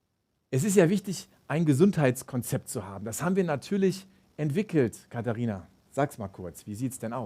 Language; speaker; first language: German; native; German